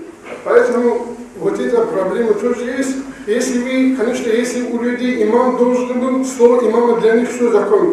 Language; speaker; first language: Russian; non-native, local second language; Avaric